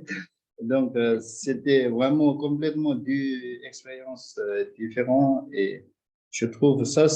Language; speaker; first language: French; non-native, fluent; Tibetan